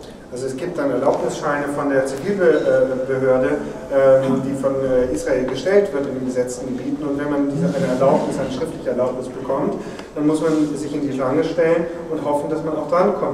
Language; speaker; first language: German; native; German